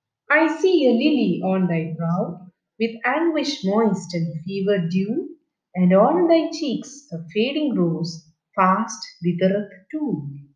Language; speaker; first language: English; non-native, local second language; Malayalam